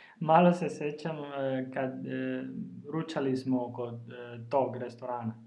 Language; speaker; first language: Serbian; non-native, learner; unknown